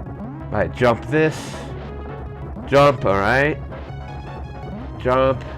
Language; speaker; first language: English; native; English